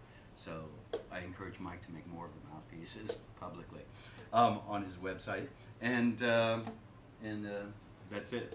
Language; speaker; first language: English; native; English